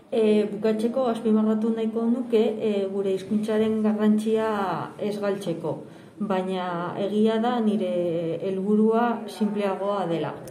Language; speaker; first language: Basque; non-native, local second language; Spanish